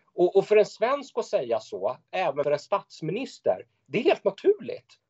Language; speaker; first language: Swedish; native; Swedish